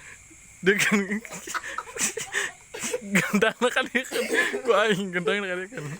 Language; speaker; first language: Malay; non-native, local second language; Sundanese